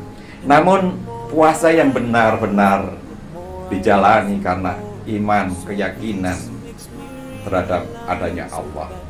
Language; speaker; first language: Indonesian; native; Indonesian